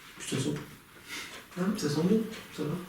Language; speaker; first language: French; native; French